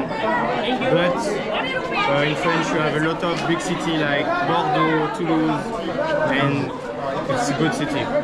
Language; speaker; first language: English; non-native, learner; French